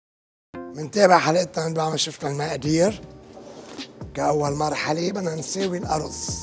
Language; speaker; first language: Arabic; native; Arabic